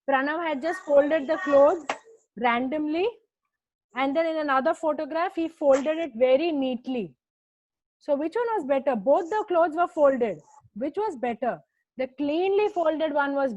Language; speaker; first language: English; non-native, local second language; Hindi